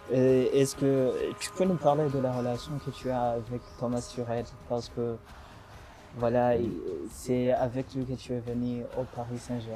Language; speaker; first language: French; non-native, local second language; Rundi